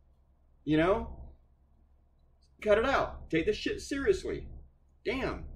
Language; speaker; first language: English; native; English